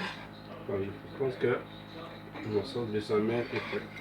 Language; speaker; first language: French; non-native, fluent; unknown